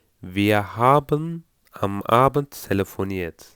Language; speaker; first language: German; non-native, fluent; Turkish